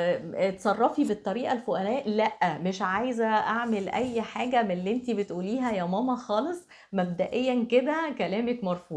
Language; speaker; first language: Arabic; native; Arabic